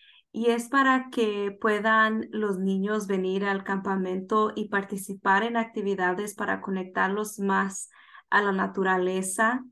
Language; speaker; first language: Spanish; early bilingual, heritage; Spanish